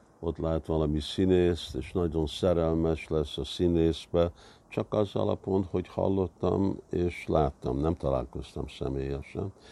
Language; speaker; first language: Hungarian; early bilingual, heritage; Hungarian